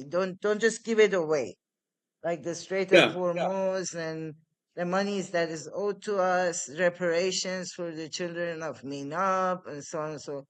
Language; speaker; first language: English; non-native, fluent; Persian